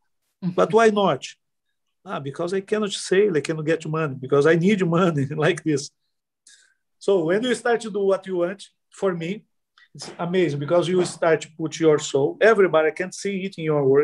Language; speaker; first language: English; non-native, learner; Portuguese